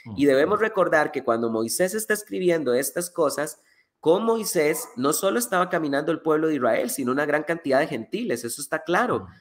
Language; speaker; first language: Spanish; native; Spanish